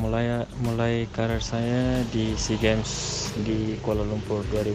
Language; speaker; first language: Indonesian; non-native, local second language; Tetum